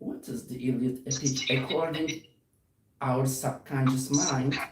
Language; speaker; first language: English; non-native, learner; Turkish